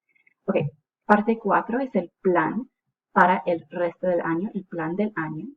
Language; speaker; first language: Spanish; non-native, fluent; English